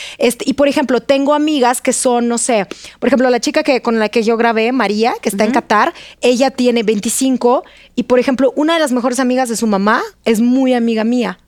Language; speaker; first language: Spanish; non-native, fluent; Russian